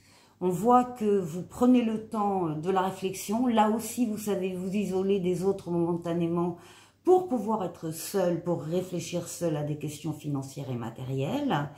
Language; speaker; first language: French; native; French